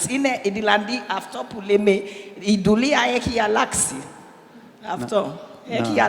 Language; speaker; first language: Greek; non-native, learner; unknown